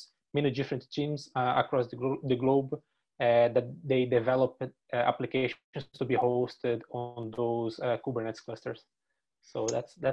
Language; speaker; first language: English; non-native, fluent; Portuguese